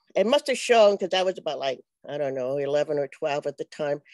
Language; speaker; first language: English; native; English